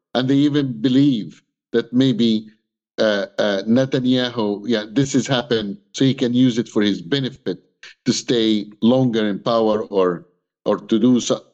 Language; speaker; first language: English; non-native, fluent; Arabic